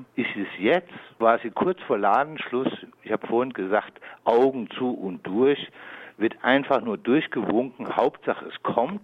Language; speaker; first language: German; native; German